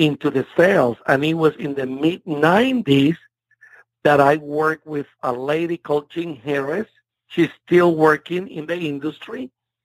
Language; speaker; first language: English; non-native, fluent; Spanish